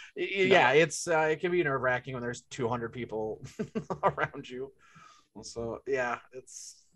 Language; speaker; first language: English; native; English